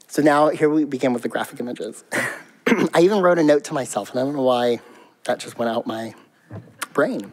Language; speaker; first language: English; native; English